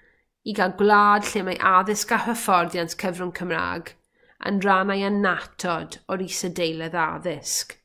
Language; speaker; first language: Welsh; native; Welsh